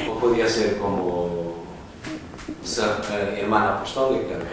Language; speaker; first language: Spanish; non-native, fluent; Portuguese